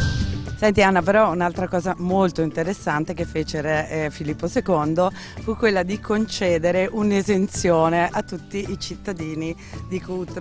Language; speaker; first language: Italian; native; Italian